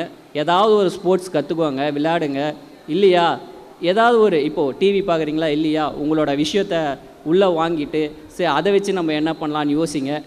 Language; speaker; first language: Tamil; native; Tamil